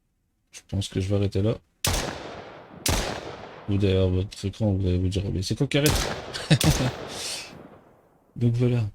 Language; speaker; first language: French; native; French